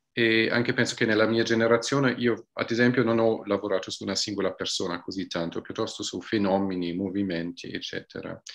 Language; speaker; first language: Italian; non-native, fluent; German